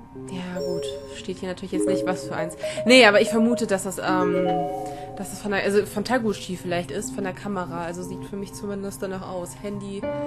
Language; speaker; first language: German; native; German